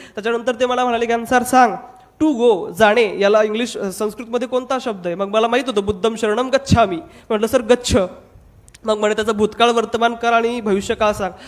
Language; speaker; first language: Marathi; non-native, local second language; Hindi